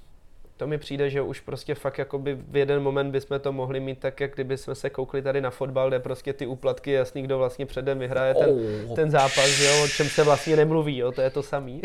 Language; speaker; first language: Czech; native; Czech